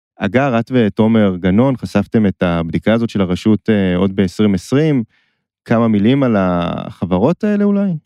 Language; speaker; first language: Hebrew; native; Hebrew